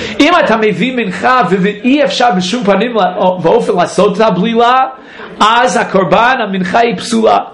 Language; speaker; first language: Hebrew; non-native, fluent; English